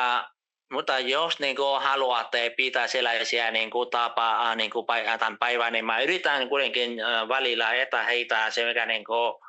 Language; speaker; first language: Finnish; non-native, fluent; Vietnamese